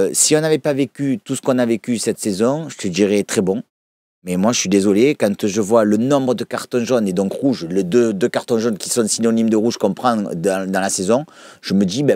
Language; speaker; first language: French; native; French